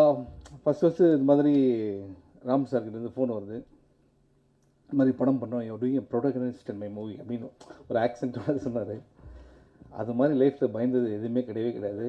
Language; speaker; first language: Tamil; native; Tamil